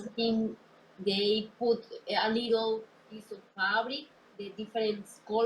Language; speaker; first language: English; non-native, learner; Spanish